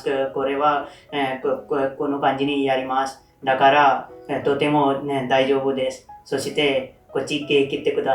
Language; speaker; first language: Japanese; non-native, learner; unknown